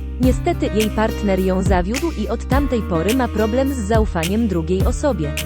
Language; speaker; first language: Polish; native; Polish